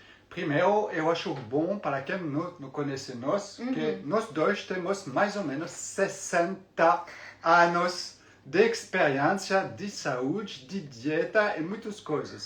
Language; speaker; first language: Portuguese; non-native, fluent; French